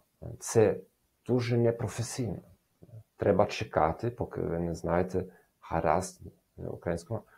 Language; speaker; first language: Ukrainian; non-native, learner; German